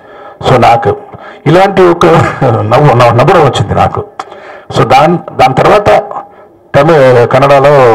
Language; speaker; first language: Telugu; non-native, fluent; Tamil